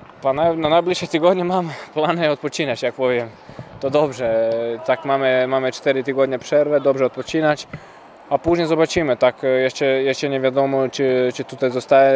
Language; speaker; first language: Polish; non-native, learner; Croatian